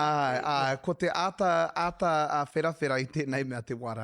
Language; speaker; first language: Māori; non-native, local second language; English